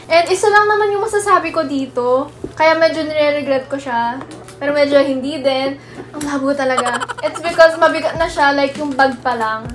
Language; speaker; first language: Filipino; native; Filipino